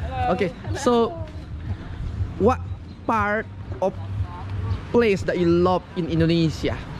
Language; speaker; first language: English; non-native, learner; Indonesian